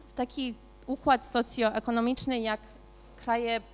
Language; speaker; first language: Polish; early bilingual, other home language; English